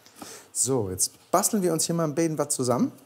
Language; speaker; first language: German; native; German